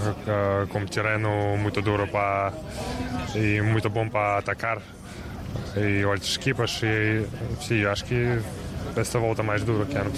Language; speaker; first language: Portuguese; non-native, learner; Russian